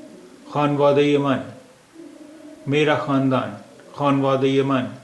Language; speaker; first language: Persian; non-native, fluent; Urdu